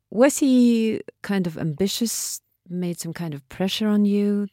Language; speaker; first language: English; non-native, fluent; Norwegian